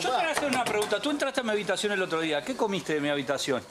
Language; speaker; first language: Spanish; early bilingual, other home language; Dutch